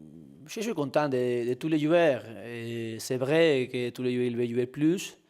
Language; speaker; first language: French; non-native, learner; Spanish